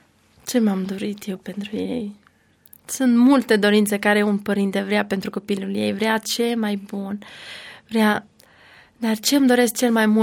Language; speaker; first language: Romanian; non-native, learner; Albanian